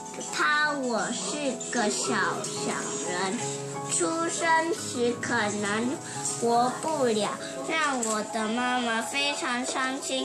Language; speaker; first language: Chinese; early bilingual, heritage; Chinese